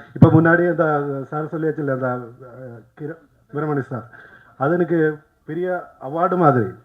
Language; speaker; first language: Tamil; non-native, learner; Malayalam